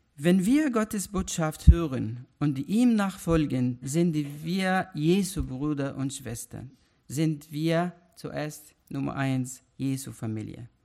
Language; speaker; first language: German; non-native, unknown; Arabic